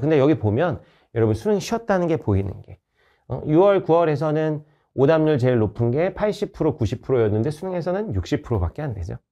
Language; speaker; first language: Korean; native; Korean